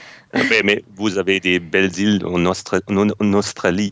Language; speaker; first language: French; non-native, fluent; German